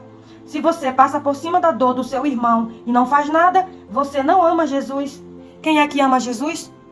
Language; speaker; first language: Portuguese; native; Portuguese